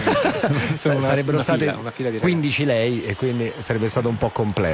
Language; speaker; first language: Italian; native; Italian